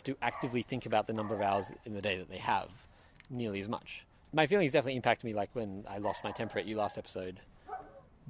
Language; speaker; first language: English; native; English